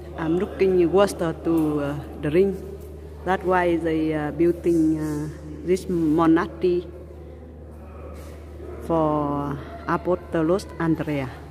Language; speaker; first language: English; non-native, learner; Vietnamese